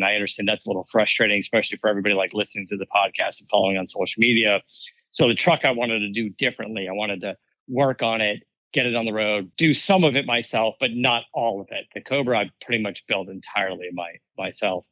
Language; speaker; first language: English; native; English